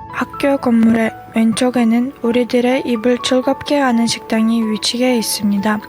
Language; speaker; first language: Korean; non-native, fluent; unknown